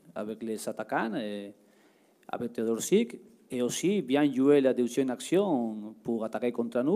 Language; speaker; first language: French; non-native, learner; Spanish